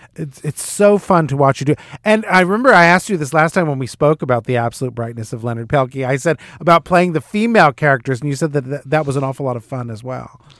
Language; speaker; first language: English; native; English